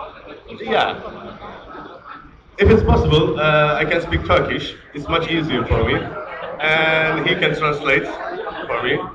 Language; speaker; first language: English; non-native, learner; Turkish